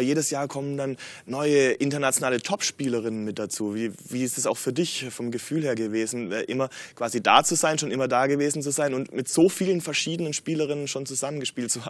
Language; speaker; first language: German; native; German